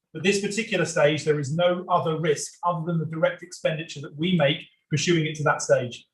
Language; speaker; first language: English; native; English